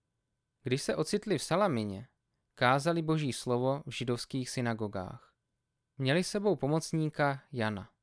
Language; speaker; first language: Czech; native; Czech